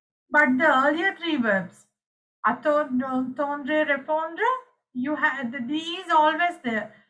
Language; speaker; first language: English; non-native, local second language; Sinhala